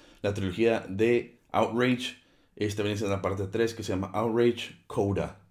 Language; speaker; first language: Spanish; native; Spanish